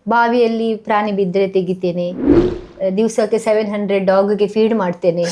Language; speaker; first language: Kannada; non-native, local second language; Tulu